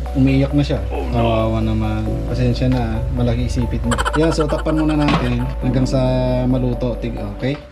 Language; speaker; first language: Filipino; non-native, local second language; Iloko